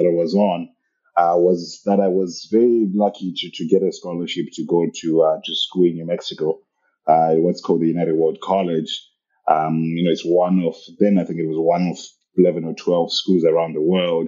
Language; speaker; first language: English; non-native, local second language; Shona